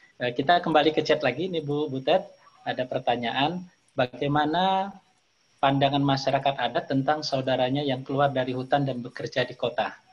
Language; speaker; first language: Indonesian; native; Indonesian